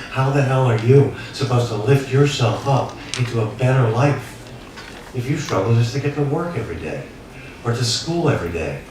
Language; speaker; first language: English; native; English